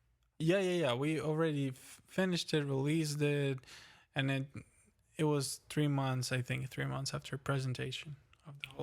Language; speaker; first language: English; non-native, fluent; Ukrainian